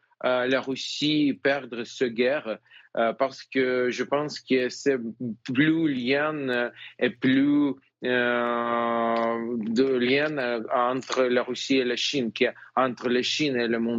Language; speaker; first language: French; non-native, fluent; Ukrainian